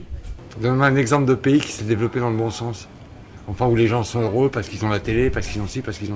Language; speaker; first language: French; native; French